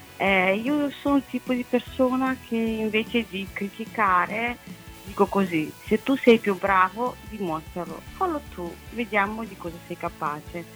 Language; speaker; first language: Italian; non-native, fluent; Romanian